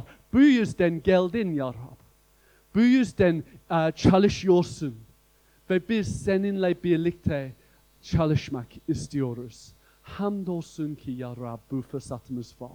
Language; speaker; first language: Turkish; non-native, fluent; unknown